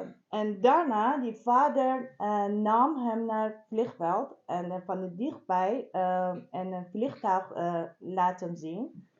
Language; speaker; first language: Dutch; non-native, learner; Persian